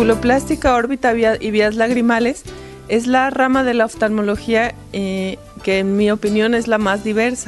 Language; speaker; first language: Spanish; native; Spanish